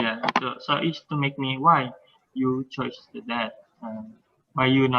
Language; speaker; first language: English; non-native, learner; Indonesian